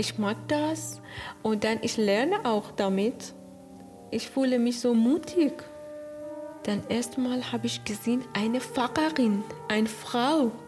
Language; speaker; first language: German; non-native, learner; Persian